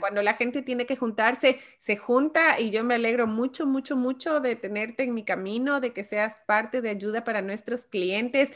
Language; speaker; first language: Spanish; native; Spanish